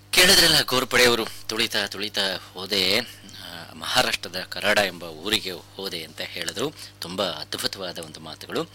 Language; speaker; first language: Kannada; native; Kannada